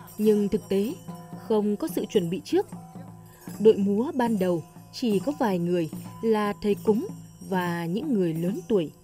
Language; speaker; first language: Vietnamese; native; Vietnamese